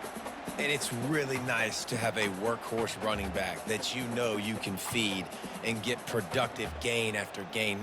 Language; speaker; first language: English; native; English